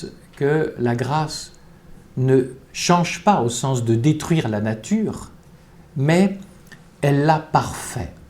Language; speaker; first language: French; native; French